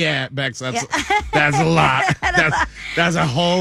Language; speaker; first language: English; native; English